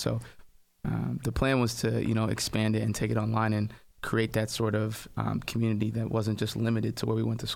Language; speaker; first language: English; native; English